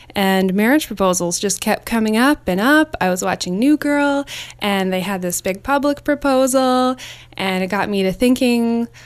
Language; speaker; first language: English; native; English